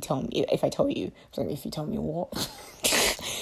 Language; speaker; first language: English; non-native, local second language; Akan